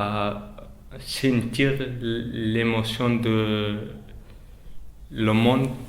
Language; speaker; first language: French; non-native, learner; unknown